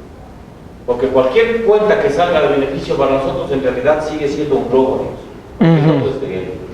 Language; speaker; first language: Spanish; native; Spanish